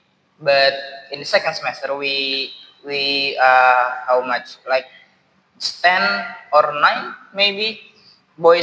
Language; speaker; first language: English; non-native, learner; Indonesian